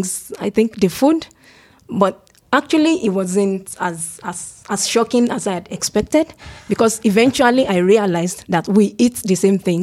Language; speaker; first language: English; non-native, local second language; Yoruba